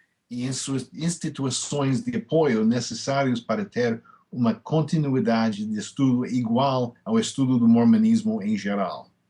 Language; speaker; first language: Portuguese; non-native, fluent; English